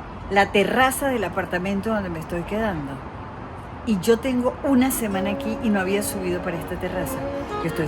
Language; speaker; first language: Spanish; native; Spanish